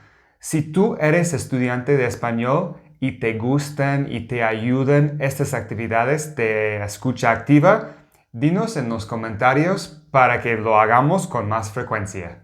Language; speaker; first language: Spanish; non-native, fluent; English